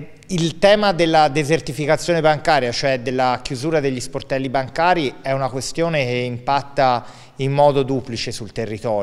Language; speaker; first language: Italian; native; Italian